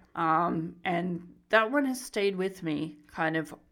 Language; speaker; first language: English; native; English